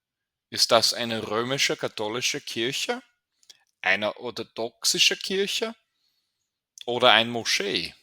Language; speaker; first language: German; non-native, fluent; English